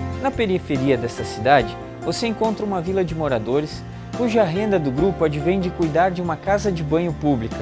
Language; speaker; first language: Portuguese; native; Portuguese